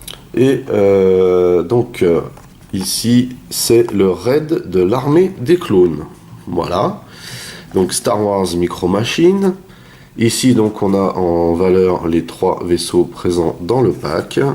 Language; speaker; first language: French; native; French